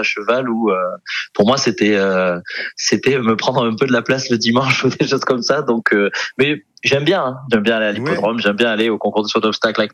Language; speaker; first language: French; native; French